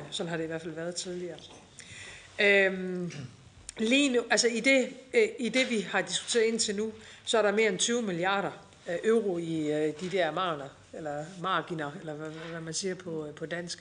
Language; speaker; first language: Danish; native; Danish